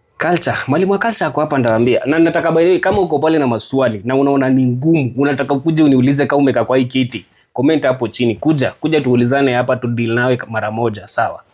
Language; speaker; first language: Swahili; native; Swahili